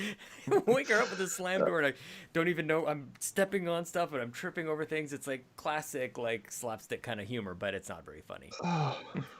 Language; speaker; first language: English; native; English